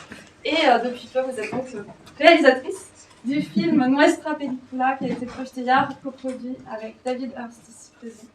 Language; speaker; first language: French; native; French